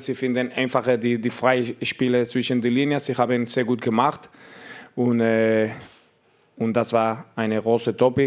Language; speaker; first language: German; non-native, learner; Spanish